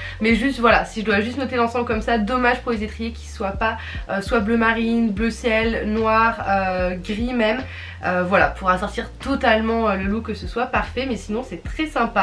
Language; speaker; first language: French; native; French